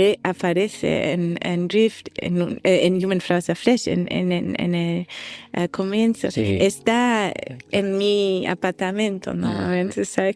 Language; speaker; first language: Spanish; non-native, fluent; German